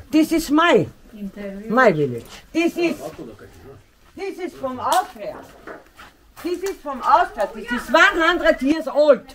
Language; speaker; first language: English; non-native, learner; German